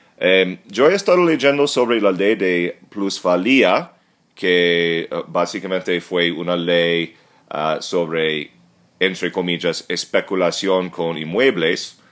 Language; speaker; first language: Spanish; non-native, fluent; English